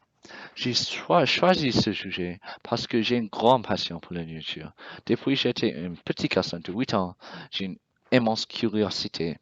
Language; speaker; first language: French; non-native, learner; English